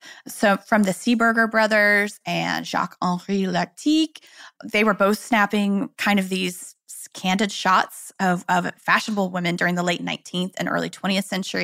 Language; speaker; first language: English; native; English